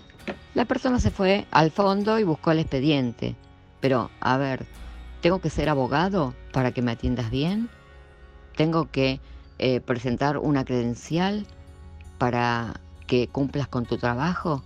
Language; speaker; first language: Spanish; native; Spanish